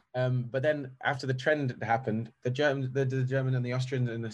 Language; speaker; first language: English; native; English